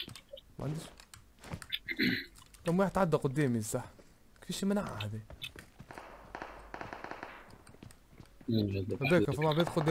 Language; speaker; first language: Arabic; native; Arabic